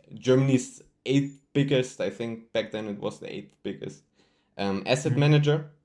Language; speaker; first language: English; non-native, fluent; German